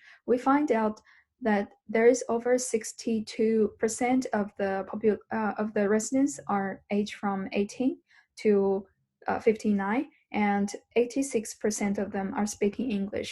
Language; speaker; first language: English; non-native, learner; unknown